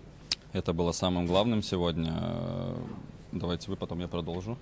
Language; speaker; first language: Russian; native; Russian